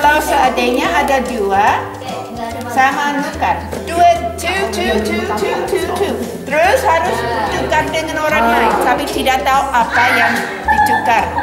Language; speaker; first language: Indonesian; non-native, learner; English